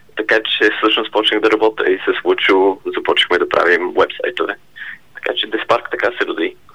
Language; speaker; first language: Bulgarian; early bilingual, heritage; Bulgarian